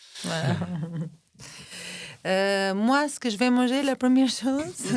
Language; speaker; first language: French; non-native, fluent; Albanian